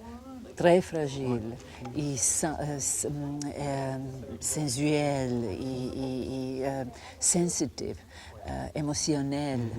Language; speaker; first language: French; non-native, fluent; Croatian